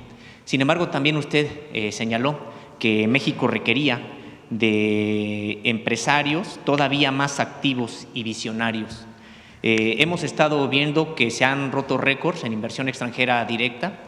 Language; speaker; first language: Spanish; native; Spanish